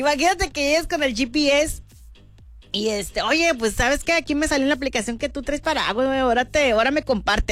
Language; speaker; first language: Spanish; native; Spanish